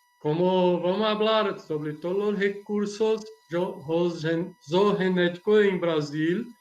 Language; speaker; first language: Spanish; non-native, learner; Portuguese